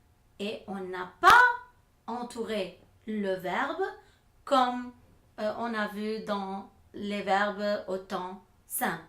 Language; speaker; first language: French; non-native, fluent; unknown